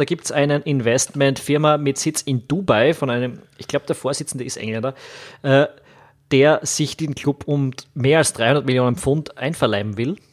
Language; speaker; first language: German; native; German